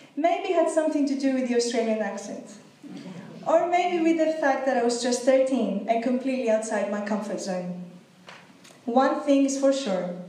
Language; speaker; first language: English; non-native, fluent; Greek